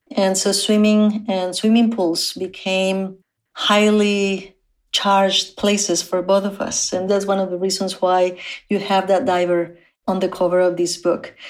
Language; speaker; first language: English; non-native, fluent; Spanish